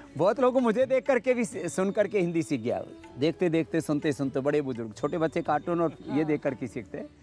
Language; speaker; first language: Hindi; native; Hindi